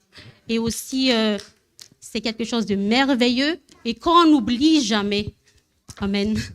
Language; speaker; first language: French; non-native, learner; Malagasy